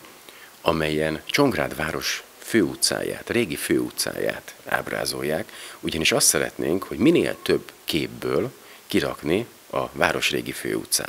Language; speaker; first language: Hungarian; native; Hungarian